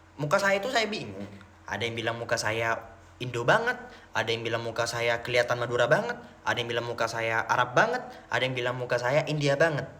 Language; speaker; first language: Indonesian; non-native, local second language; Madurese